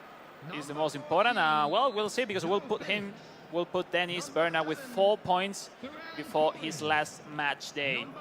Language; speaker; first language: English; non-native, fluent; Spanish